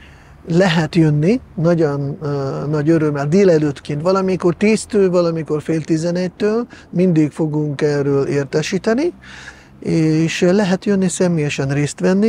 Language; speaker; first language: Hungarian; non-native, fluent; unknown